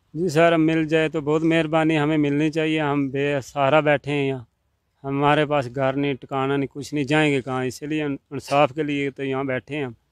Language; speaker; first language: Hindi; native; Hindi